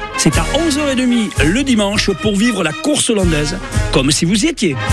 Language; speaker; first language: French; native; French